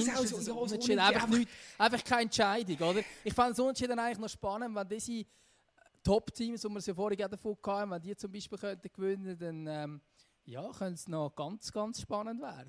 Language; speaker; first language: German; native; German